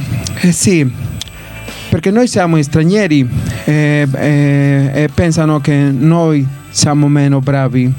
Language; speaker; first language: Italian; non-native, learner; Spanish